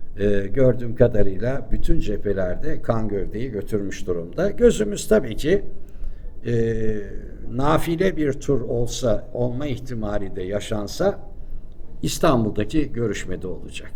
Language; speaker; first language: Turkish; native; Turkish